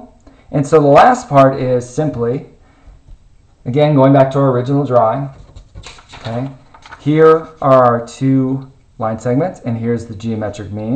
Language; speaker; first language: English; native; English